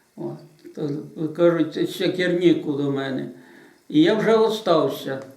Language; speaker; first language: Ukrainian; native; Ukrainian